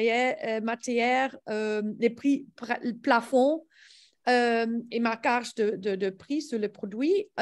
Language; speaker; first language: French; non-native, learner; English